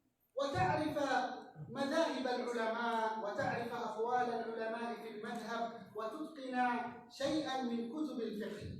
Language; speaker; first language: Arabic; native; Arabic